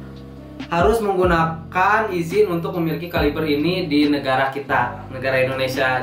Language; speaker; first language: Indonesian; native; Indonesian